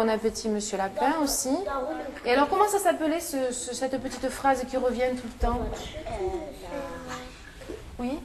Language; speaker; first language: French; native; French